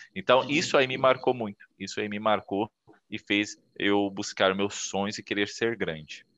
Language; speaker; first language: Portuguese; native; Portuguese